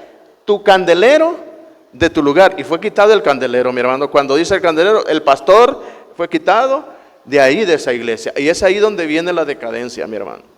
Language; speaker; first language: Spanish; native; Spanish